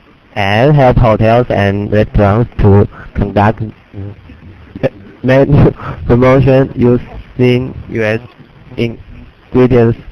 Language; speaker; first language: English; non-native, learner; Chinese